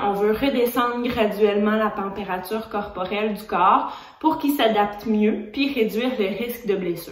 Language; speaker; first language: French; native; French